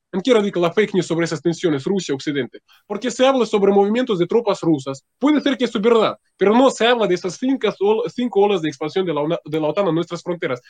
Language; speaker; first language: Spanish; non-native, fluent; Russian